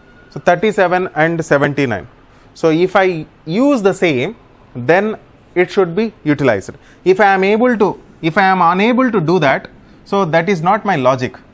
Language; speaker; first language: English; non-native, local second language; Telugu